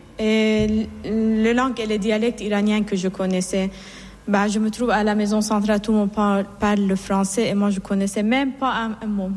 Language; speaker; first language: French; non-native, fluent; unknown